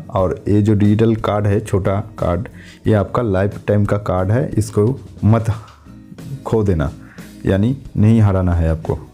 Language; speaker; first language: Hindi; non-native, local second language; Bangla